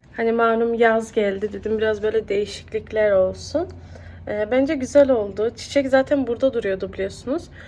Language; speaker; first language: Turkish; early bilingual, heritage; Turkish